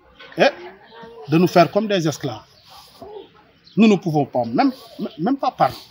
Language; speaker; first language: French; non-native, learner; Wolof